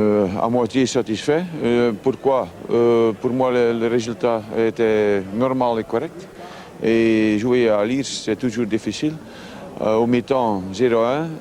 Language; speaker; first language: French; non-native, local second language; Dutch